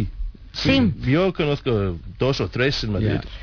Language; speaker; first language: Spanish; non-native, fluent; English